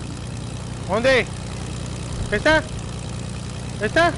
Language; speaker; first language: Spanish; native; Spanish